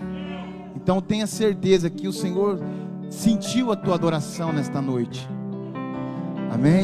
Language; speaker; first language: Portuguese; native; Portuguese